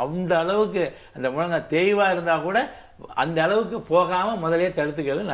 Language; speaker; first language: Tamil; native; Tamil